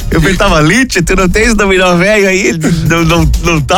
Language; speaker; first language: Portuguese; native; Portuguese